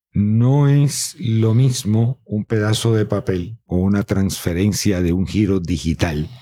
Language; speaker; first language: Spanish; native; Spanish